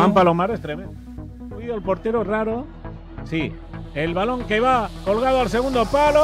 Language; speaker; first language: Spanish; native; Spanish